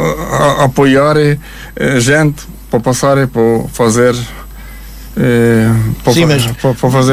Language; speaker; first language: Portuguese; non-native, learner; Ukrainian